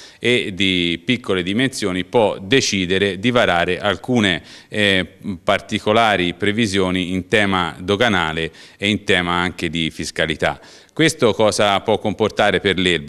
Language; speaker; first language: Italian; native; Italian